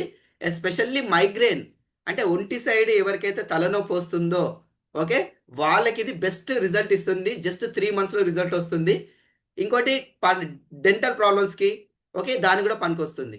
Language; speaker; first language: Telugu; native; Telugu